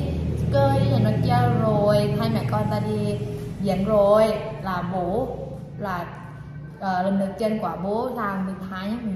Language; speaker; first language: Vietnamese; non-native, fluent; Thai